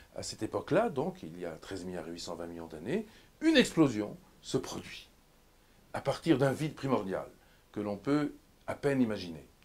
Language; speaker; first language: French; native; French